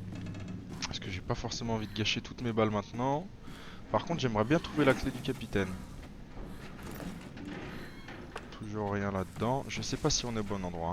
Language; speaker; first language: French; native; French